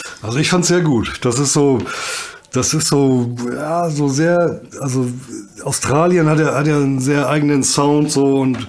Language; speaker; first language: German; native; German